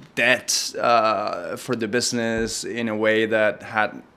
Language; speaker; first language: English; non-native, fluent; Spanish